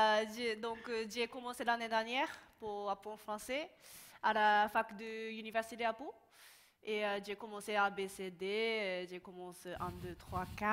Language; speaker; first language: French; non-native, learner; Japanese